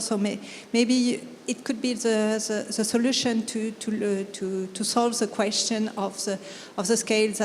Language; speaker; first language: English; non-native, fluent; French